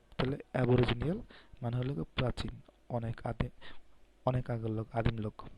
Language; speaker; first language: Bangla; native; Bangla